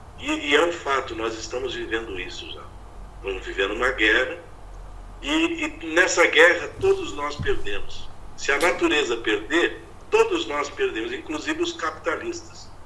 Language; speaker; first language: Portuguese; native; Portuguese